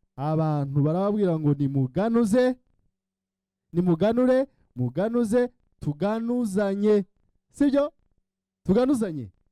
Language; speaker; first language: Kinyarwanda; early bilingual, heritage; Kinyarwanda